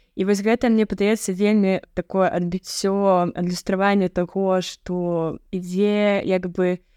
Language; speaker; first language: Belarusian; native; Belarusian